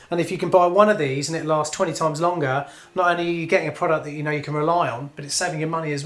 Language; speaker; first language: English; native; English